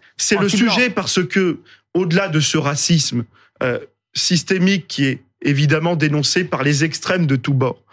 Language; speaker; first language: French; native; French